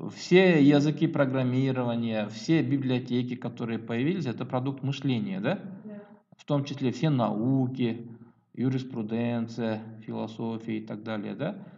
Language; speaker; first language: Russian; non-native, local second language; Kyrgyz